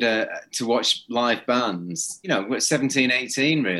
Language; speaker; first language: English; native; English